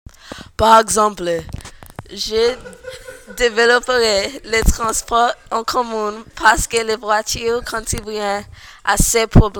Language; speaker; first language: French; non-native, learner; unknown